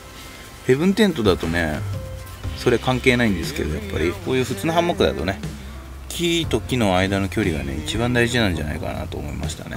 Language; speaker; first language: Japanese; native; Japanese